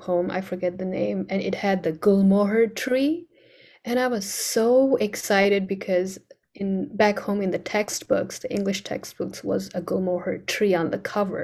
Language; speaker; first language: English; non-native, local second language; Nepali